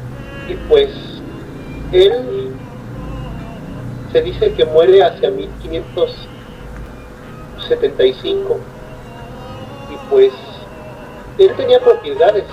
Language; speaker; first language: Spanish; native; Spanish